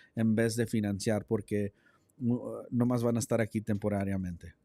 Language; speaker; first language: Spanish; early bilingual, other home language; English